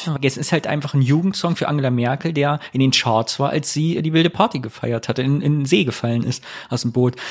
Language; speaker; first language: German; native; German